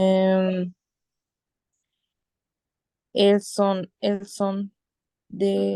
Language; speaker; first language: French; non-native, learner; Spanish